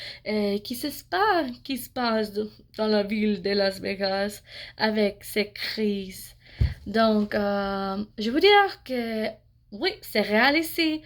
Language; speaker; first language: French; non-native, fluent; English